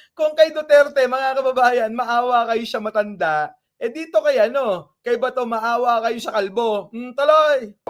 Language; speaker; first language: Filipino; non-native, local second language; Iloko